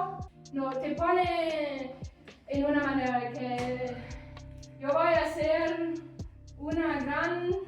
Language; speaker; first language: Spanish; non-native, fluent; German